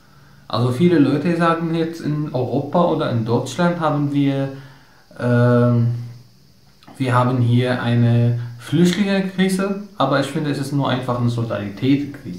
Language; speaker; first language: German; non-native, learner; Arabic